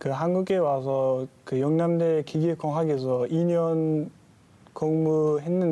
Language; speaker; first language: Korean; non-native, fluent; Uzbek